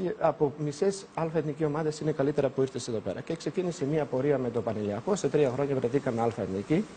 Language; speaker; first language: Greek; non-native, fluent; Serbian